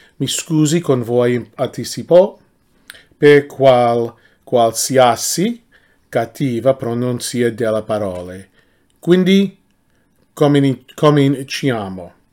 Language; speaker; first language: Italian; non-native, learner; English